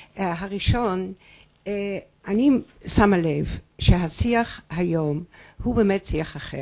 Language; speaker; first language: Hebrew; non-native, fluent; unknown